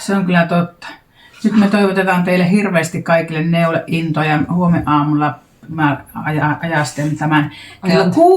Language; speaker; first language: Finnish; native; Finnish